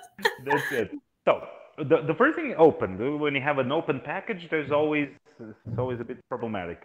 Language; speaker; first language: English; non-native, fluent; Portuguese